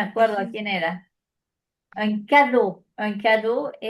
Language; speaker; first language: Spanish; native; Spanish